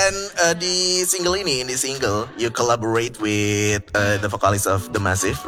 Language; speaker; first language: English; non-native, fluent; Indonesian